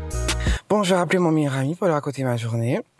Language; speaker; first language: French; native; French